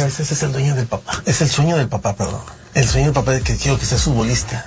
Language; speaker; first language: Spanish; native; Spanish